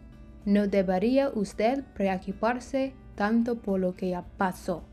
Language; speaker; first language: Spanish; non-native, learner; English